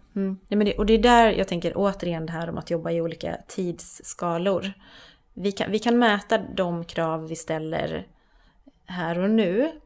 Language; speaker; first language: Swedish; native; Swedish